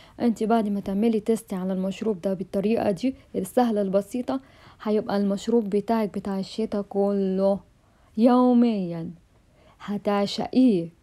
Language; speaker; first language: Arabic; native; Arabic